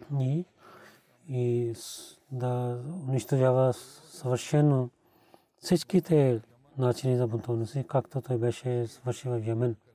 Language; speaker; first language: Bulgarian; non-native, learner; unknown